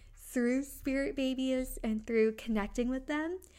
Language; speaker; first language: English; native; English